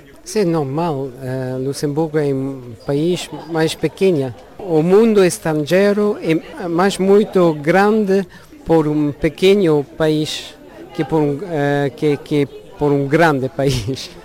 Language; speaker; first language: Portuguese; non-native, learner; Luxembourgish